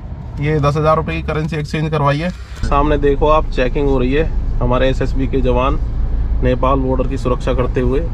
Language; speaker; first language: Hindi; native; Hindi